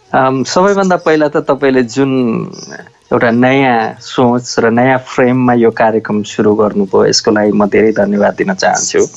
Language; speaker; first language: Nepali; native; Nepali